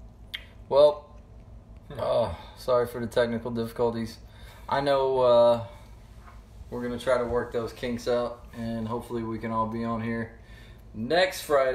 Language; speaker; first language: English; native; English